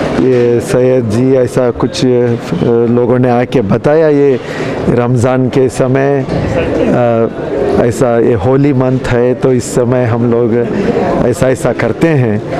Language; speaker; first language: Hindi; non-native, local second language; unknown